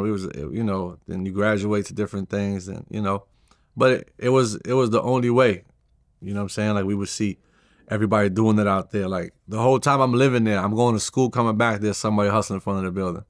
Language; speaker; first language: English; native; English